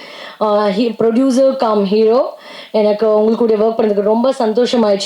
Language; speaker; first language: Tamil; non-native, learner; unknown